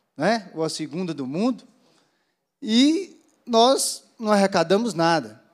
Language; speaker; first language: Portuguese; native; Portuguese